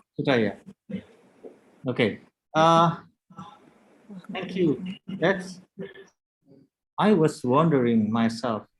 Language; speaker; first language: English; non-native, learner; Indonesian